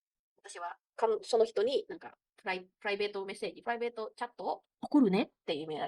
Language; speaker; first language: Japanese; non-native, fluent; Indonesian